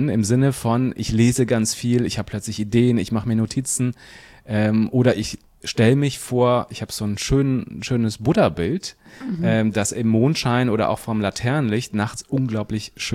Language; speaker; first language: German; native; German